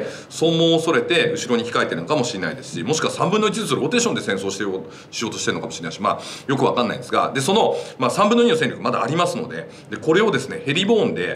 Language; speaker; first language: Japanese; native; Japanese